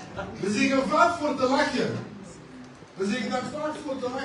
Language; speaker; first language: Dutch; non-native, fluent; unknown